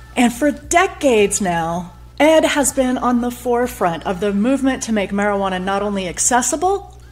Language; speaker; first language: English; native; English